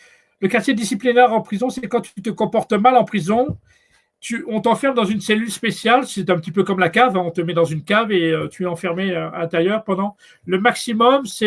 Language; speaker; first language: French; native; French